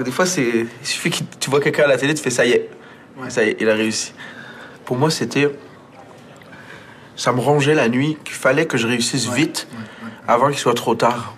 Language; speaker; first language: French; early bilingual, other home language; Arabic